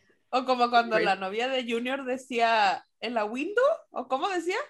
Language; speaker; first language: Spanish; early bilingual, heritage; Spanish